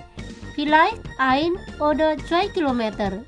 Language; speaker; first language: German; non-native, fluent; Indonesian